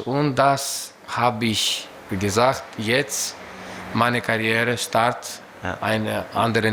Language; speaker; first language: German; non-native, local second language; Greek